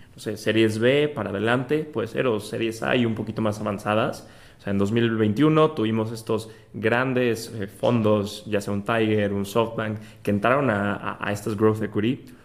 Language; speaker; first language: Spanish; native; Spanish